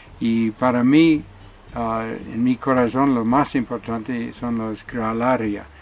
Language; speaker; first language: Spanish; non-native, learner; English